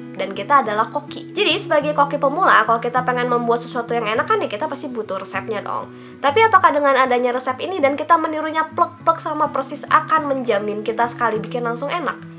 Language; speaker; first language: Indonesian; native; Indonesian